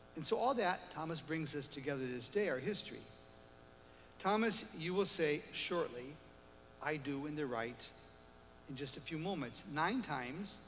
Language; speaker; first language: English; native; English